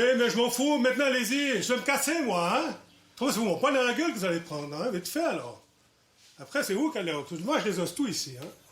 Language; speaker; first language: French; native; French